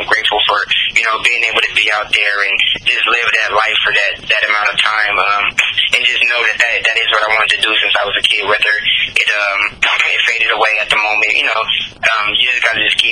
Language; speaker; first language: English; native; English